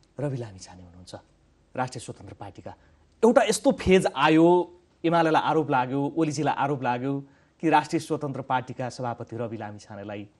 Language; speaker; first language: Nepali; native; Nepali